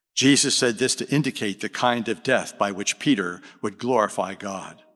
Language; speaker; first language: English; native; English